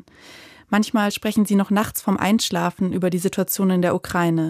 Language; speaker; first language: German; native; German